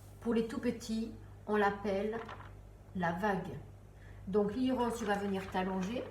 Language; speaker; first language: French; native; French